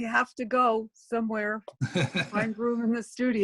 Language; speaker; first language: English; native; English